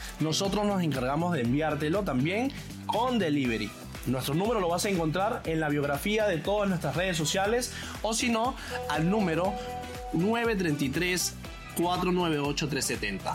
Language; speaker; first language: Spanish; native; Spanish